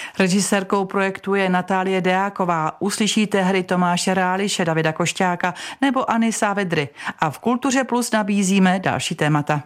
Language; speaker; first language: Czech; native; Czech